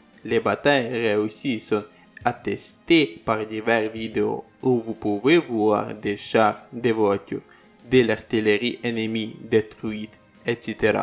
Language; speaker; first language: French; non-native, learner; Ukrainian